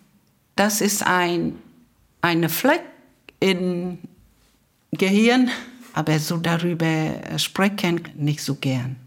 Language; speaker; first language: German; non-native, learner; Vietnamese